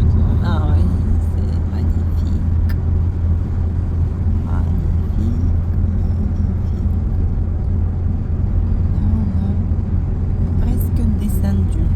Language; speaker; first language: French; non-native, fluent; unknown